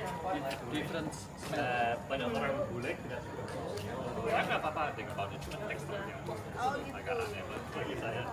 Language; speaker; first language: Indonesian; non-native, fluent; English